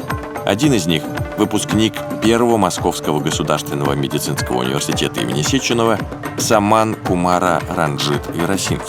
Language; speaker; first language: Russian; native; Russian